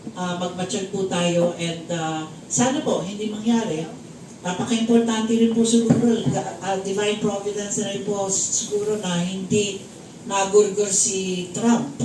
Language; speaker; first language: Filipino; native; Filipino